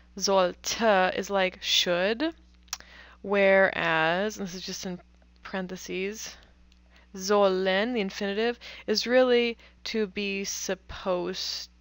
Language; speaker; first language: English; native; English